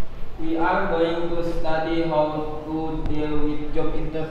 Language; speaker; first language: English; non-native, learner; Indonesian